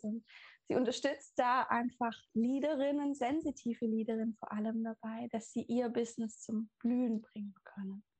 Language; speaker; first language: German; native; German